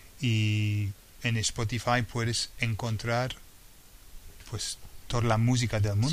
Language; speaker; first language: Spanish; non-native, fluent; English